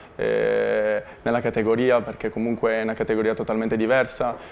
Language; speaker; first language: Italian; native; Italian